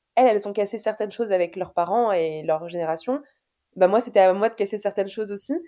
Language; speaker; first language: French; native; French